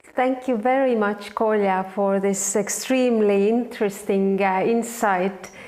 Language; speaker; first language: English; non-native, fluent; Estonian